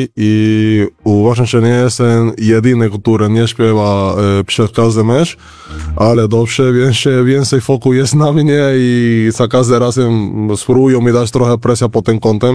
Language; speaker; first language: Polish; non-native, learner; Spanish